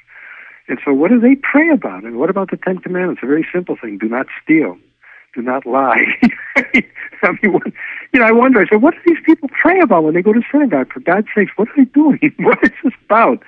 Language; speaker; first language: English; early bilingual, other home language; Yiddish